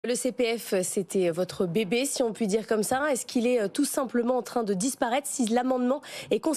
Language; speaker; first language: French; native; French